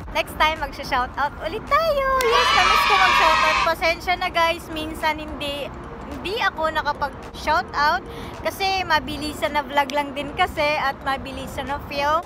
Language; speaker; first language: Filipino; native; Filipino